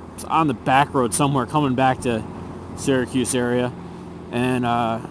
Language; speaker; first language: English; native; English